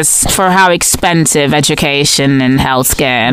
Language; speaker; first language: English; non-native, local second language; Yoruba